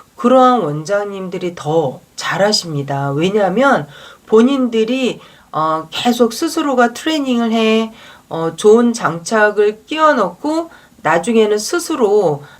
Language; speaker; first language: Korean; native; Korean